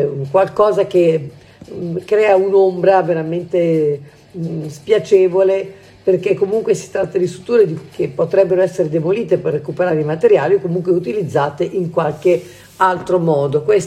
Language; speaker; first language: Italian; native; Italian